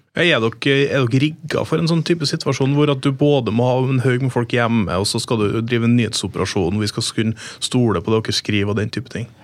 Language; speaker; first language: Norwegian; native; Norwegian